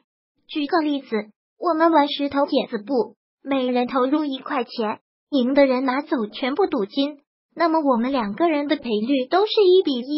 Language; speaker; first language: Chinese; native; Chinese